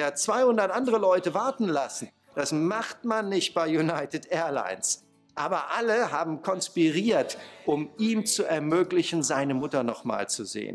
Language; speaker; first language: German; native; German